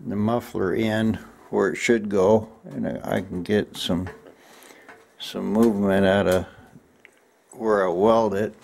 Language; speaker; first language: English; native; English